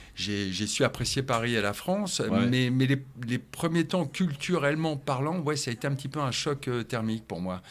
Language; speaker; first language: French; native; French